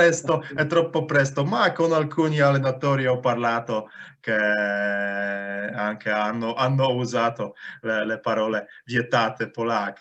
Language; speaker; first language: Italian; non-native, fluent; Polish